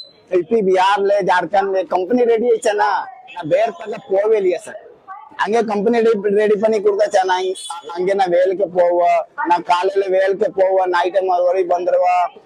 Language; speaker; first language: Tamil; non-native, local second language; Hindi